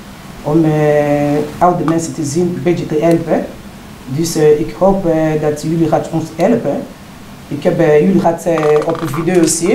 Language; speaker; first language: Dutch; non-native, learner; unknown